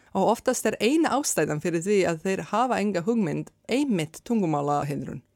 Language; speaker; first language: Icelandic; non-native, fluent; Serbian